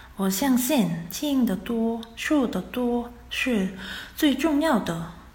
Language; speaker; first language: Chinese; non-native, fluent; Korean